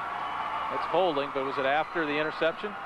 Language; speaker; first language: English; native; English